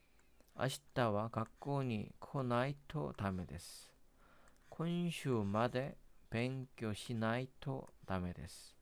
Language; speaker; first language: Japanese; non-native, learner; Korean